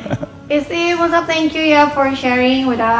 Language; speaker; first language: English; non-native, fluent; Indonesian